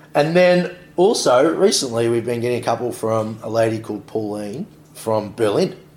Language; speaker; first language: English; native; English